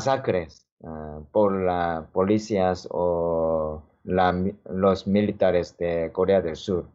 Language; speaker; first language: Spanish; non-native, learner; Korean